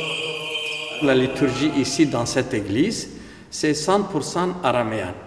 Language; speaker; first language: French; non-native, fluent; Aramaic